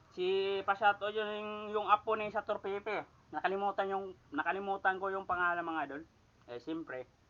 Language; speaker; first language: Filipino; non-native, local second language; Cebuano